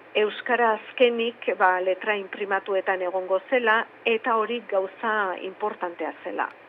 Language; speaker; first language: Basque; native; Basque